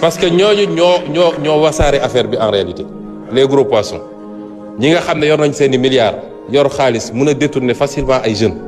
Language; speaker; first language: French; non-native, local second language; Wolof